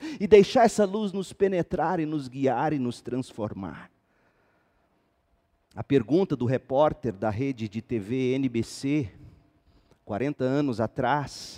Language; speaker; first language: Portuguese; native; Portuguese